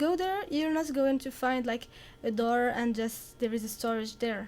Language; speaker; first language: English; non-native, learner; Arabic